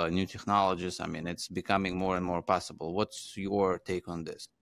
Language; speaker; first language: English; non-native, fluent; Uzbek